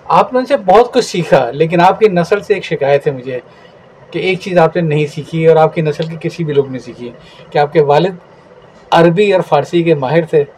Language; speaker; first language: Urdu; native; Urdu